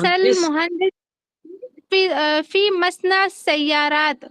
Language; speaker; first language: Arabic; non-native, learner; Urdu